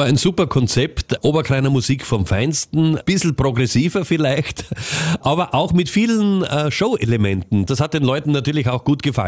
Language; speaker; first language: German; native; German